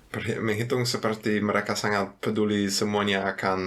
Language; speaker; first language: Indonesian; non-native, fluent; German